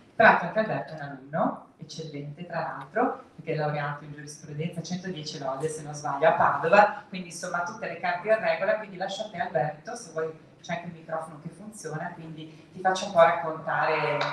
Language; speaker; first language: Italian; native; Italian